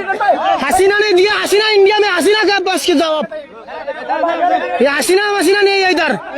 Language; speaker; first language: Hindi; non-native, learner; Bangla